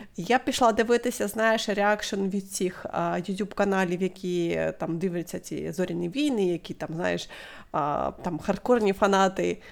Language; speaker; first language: Ukrainian; non-native, local second language; Russian